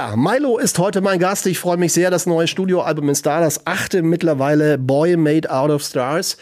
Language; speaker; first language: German; native; German